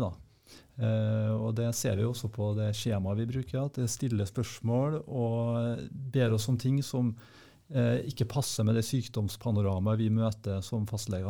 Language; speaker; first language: Norwegian; native; Norwegian